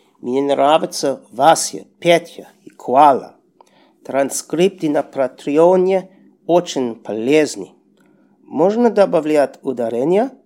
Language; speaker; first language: Russian; non-native, learner; English